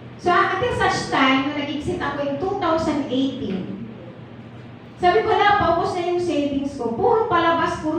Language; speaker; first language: Filipino; non-native, local second language; Cebuano